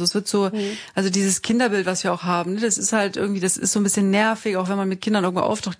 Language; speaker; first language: German; native; German